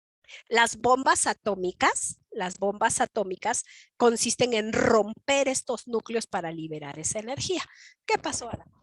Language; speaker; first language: Spanish; native; Spanish